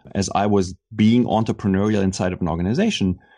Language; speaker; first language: English; non-native, fluent; German